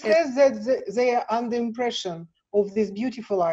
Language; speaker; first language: English; non-native, learner; Russian